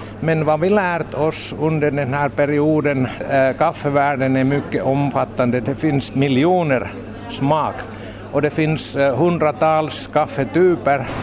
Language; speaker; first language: Swedish; non-native, local second language; Finnish